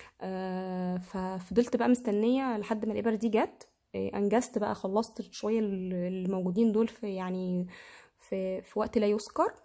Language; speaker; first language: Arabic; native; Arabic